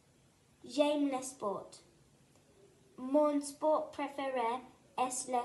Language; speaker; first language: French; non-native, learner; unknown